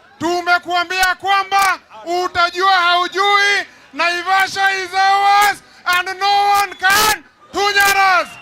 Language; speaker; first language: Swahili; non-native, local second language; Kikuyu